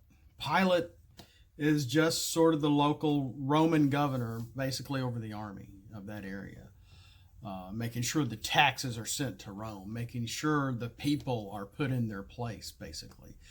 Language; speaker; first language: English; native; English